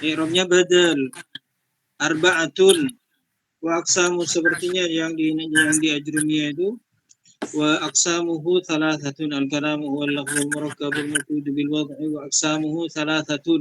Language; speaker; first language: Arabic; non-native, fluent; Indonesian